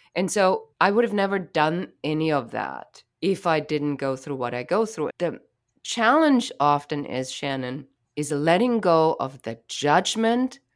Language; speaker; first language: English; non-native, fluent; German